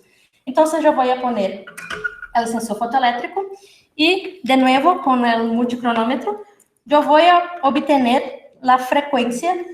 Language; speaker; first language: Spanish; non-native, fluent; Portuguese